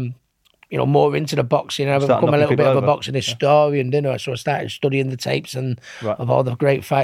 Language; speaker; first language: English; native; English